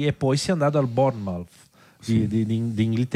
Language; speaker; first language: Italian; non-native, fluent; Portuguese